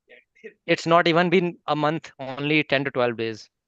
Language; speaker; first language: English; non-native, local second language; Hindi